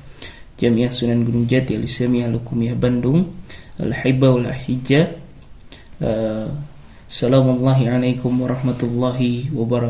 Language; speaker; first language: Arabic; non-native, learner; Indonesian